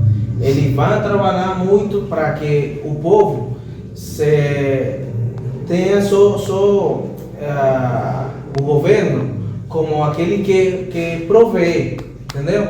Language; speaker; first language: Portuguese; non-native, fluent; Spanish